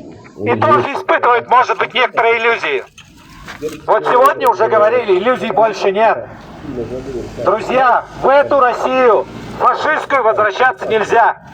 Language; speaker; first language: Russian; native; Russian